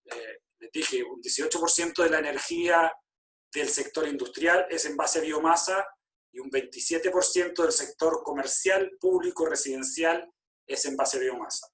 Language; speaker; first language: Spanish; native; Spanish